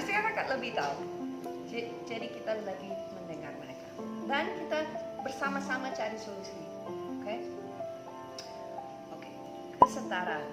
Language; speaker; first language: Indonesian; non-native, fluent; English